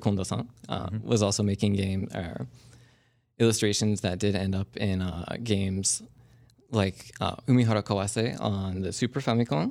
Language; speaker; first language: English; native; English